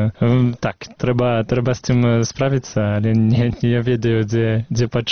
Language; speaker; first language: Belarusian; non-native, fluent; French